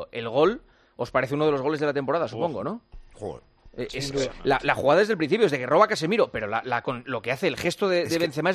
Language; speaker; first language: Spanish; native; Spanish